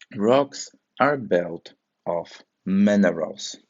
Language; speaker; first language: English; non-native, fluent; Polish